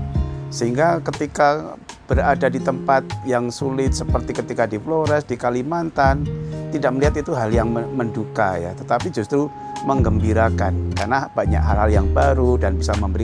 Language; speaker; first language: Indonesian; non-native, local second language; Javanese